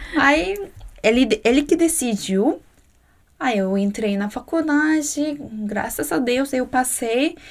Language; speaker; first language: Portuguese; non-native, fluent; Korean